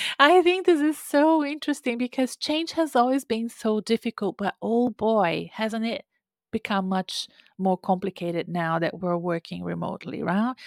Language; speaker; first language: English; non-native, fluent; Portuguese